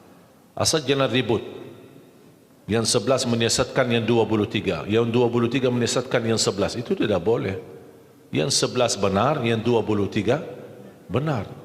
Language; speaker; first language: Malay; non-native, fluent; Arabic